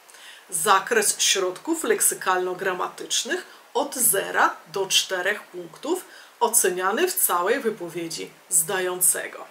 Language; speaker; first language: Polish; native; Polish